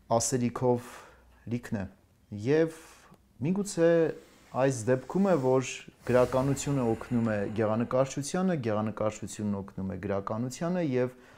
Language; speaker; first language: Armenian; native; Armenian